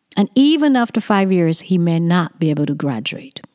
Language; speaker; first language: English; non-native, fluent; Japanese